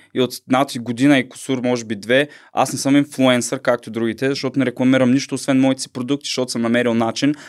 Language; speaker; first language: Bulgarian; native; Bulgarian